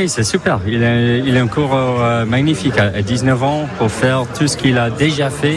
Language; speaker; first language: French; non-native, fluent; English